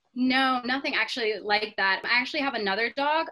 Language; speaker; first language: English; native; English